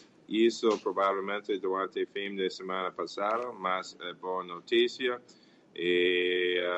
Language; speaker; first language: Portuguese; non-native, fluent; English